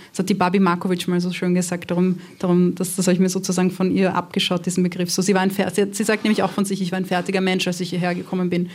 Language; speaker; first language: German; early bilingual, other home language; Croatian